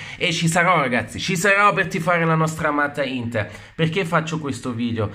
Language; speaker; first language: Italian; non-native, fluent; German